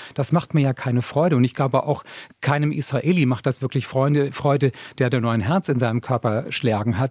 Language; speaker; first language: German; native; German